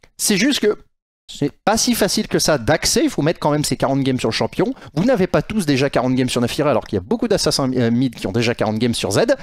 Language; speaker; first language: French; native; French